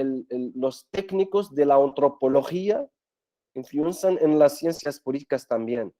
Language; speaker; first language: Spanish; non-native, fluent; Arabic